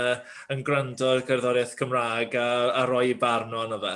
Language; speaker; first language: Welsh; native; Welsh